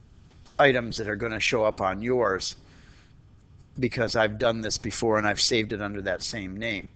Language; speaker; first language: English; native; English